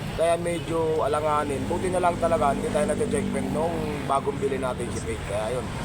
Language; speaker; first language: Filipino; non-native, local second language; Cebuano